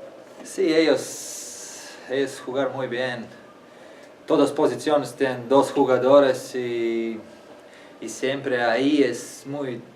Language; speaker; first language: Spanish; non-native, learner; Latvian